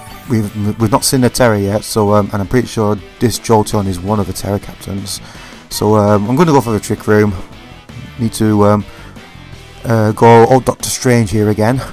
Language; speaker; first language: English; native; English